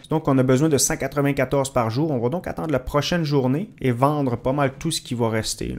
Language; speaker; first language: French; native; French